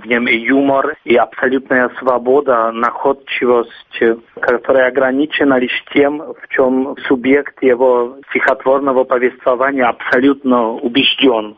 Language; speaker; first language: Russian; non-native, fluent; Czech